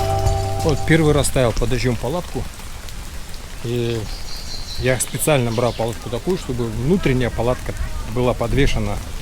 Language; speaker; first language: Russian; native; Russian